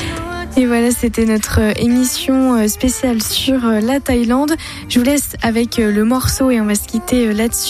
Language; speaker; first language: French; native; French